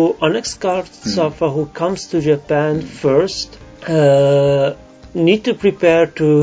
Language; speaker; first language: English; non-native, learner; Romanian